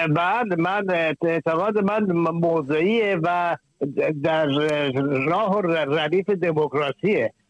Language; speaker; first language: Persian; non-native, local second language; Baluchi